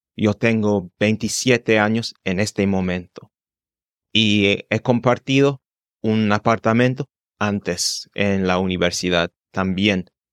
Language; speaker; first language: Spanish; non-native, fluent; English